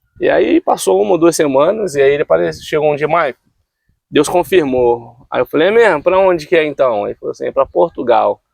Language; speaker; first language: Portuguese; native; Portuguese